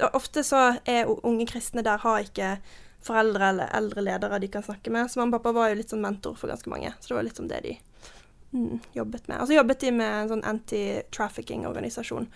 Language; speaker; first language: Norwegian; early bilingual, heritage; Norwegian